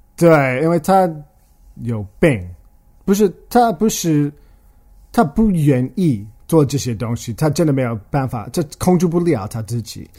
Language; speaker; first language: Chinese; non-native, fluent; English